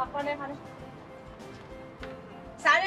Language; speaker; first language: Chinese; native; Chinese